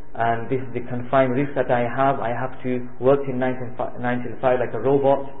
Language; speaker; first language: English; early bilingual, other home language; Urdu